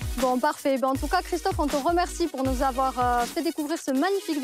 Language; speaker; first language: French; native; French